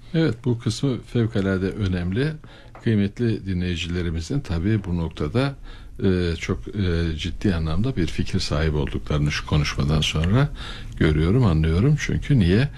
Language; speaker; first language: Turkish; native; Turkish